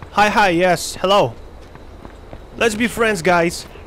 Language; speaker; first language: English; non-native, learner; Russian